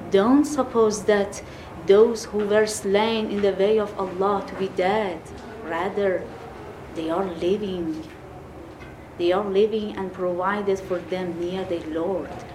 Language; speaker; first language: English; non-native, fluent; Persian